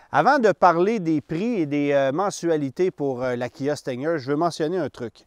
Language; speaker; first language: French; native; French